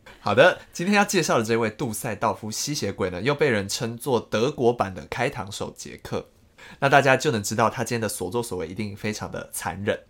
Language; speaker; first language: Chinese; native; Chinese